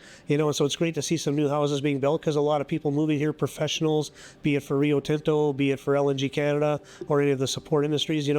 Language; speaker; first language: English; native; English